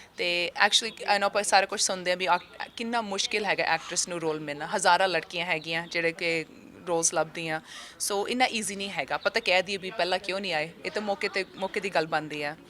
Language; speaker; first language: Punjabi; early bilingual, heritage; Punjabi